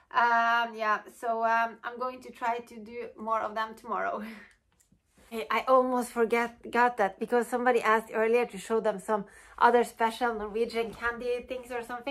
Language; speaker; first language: English; non-native, fluent; Norwegian